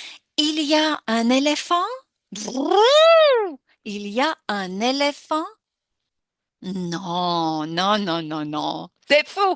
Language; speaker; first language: French; non-native, fluent; English